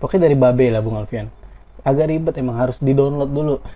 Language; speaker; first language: Indonesian; native; Indonesian